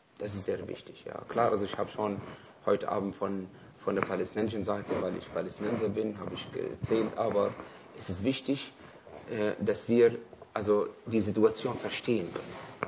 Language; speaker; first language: German; non-native, fluent; Arabic